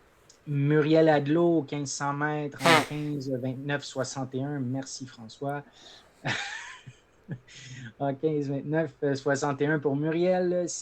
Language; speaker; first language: French; native; French